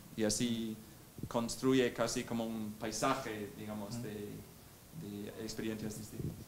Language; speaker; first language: Spanish; non-native, fluent; English